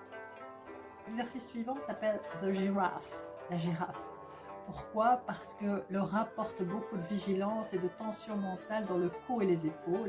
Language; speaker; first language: French; native; French